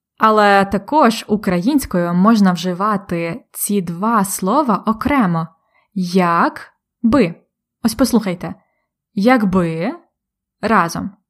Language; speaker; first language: Ukrainian; native; Ukrainian